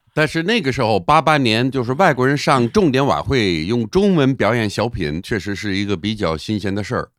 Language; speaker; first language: Chinese; non-native, fluent; English